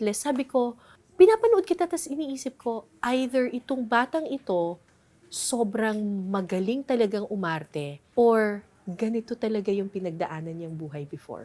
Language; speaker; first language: Filipino; native; Filipino